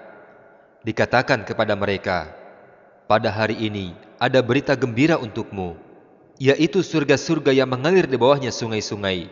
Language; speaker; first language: Indonesian; native; Indonesian